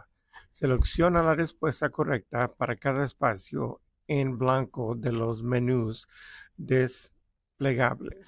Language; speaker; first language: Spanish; early bilingual, heritage; Spanish